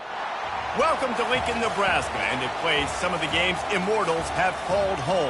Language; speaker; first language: English; native; English